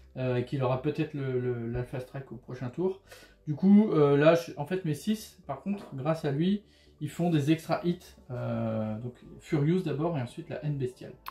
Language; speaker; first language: French; native; French